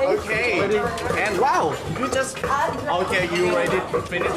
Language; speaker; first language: English; non-native, learner; Thai